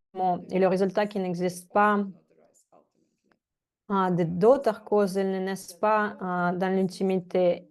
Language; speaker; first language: French; non-native, fluent; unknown